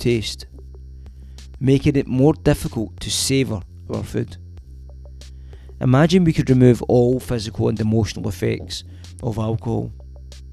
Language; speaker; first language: English; native; English